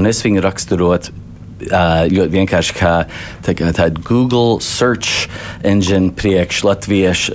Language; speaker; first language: Latvian; early bilingual, heritage; Latvian